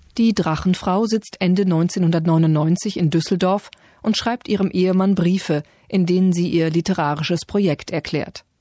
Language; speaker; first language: German; native; German